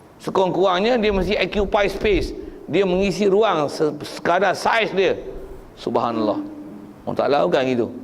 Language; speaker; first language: Malay; native; Malay